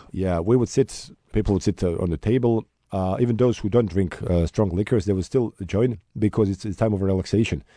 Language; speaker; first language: English; non-native, fluent; Bosnian